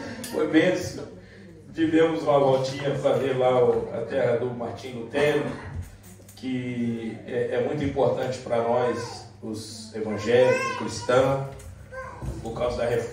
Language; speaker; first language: Portuguese; native; Portuguese